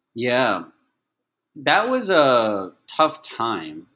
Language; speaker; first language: English; early bilingual, other home language; Chinese